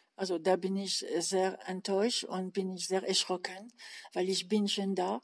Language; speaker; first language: German; non-native, learner; French